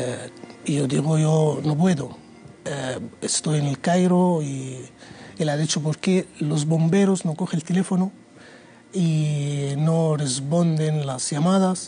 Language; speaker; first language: Spanish; non-native, learner; Arabic